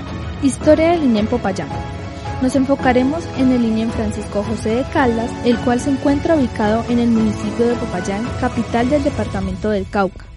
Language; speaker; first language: Spanish; native; Spanish